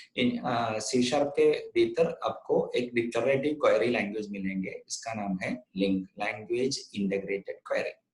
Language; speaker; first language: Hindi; non-native, local second language; Konkani